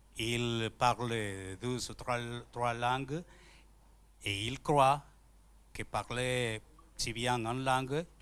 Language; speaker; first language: French; non-native, learner; Spanish